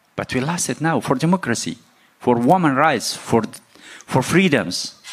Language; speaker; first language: English; non-native, learner; Persian